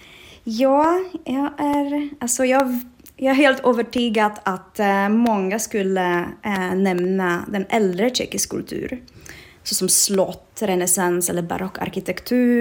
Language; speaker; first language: Swedish; non-native, fluent; Czech